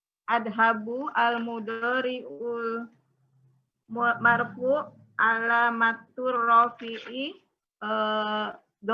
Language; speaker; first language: Arabic; non-native, learner; Indonesian